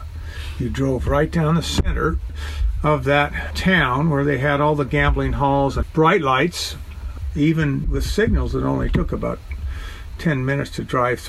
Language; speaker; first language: English; native; English